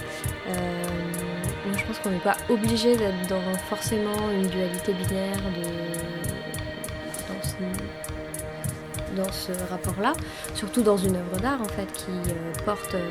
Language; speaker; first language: French; native; French